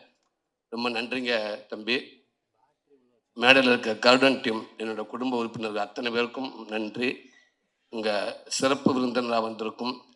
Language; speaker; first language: Tamil; native; Tamil